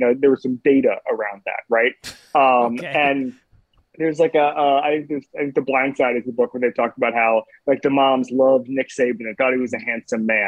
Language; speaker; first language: English; native; English